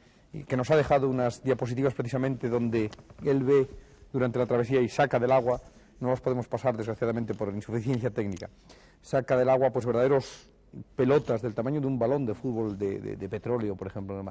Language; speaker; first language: Spanish; native; Spanish